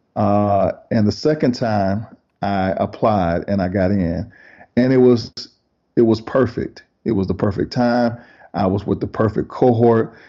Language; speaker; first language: English; native; English